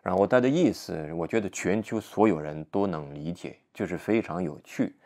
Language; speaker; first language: Chinese; non-native, fluent; French